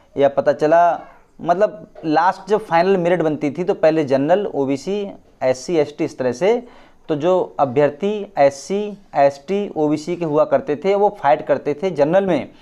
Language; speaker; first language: Hindi; native; Hindi